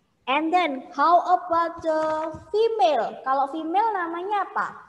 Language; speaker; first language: English; non-native, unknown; Indonesian